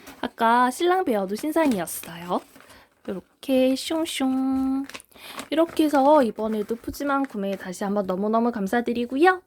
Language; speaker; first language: Korean; native; Korean